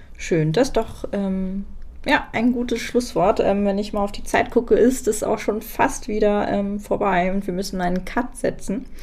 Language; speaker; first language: German; native; German